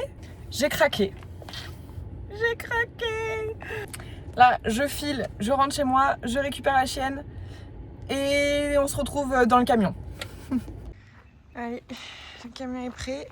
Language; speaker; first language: French; native; French